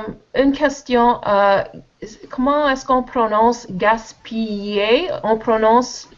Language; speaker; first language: French; non-native, learner; English